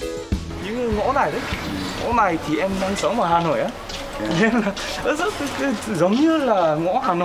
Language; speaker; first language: Vietnamese; non-native, fluent; Korean